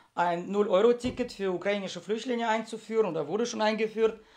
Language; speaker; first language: German; early bilingual, heritage; Russian